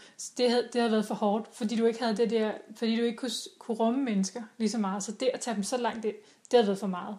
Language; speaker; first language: Danish; native; Danish